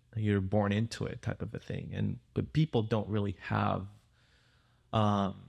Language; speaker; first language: English; non-native, fluent; Spanish